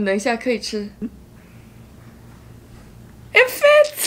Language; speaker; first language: Chinese; non-native, fluent; English